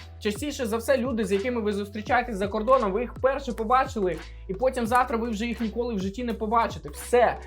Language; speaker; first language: Ukrainian; native; Ukrainian